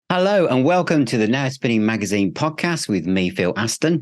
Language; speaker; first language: English; native; English